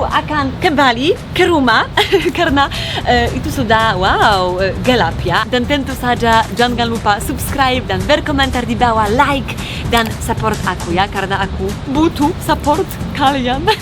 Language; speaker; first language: Indonesian; non-native, fluent; Polish